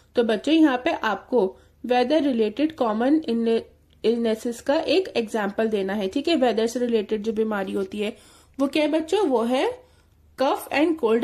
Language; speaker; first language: Hindi; native; Hindi